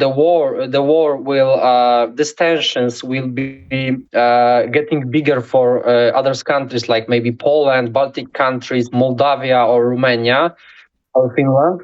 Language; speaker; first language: English; non-native, learner; Polish